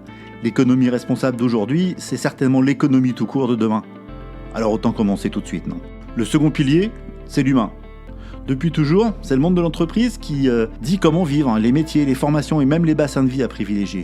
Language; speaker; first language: French; native; French